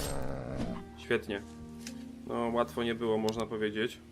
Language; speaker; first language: Polish; native; Polish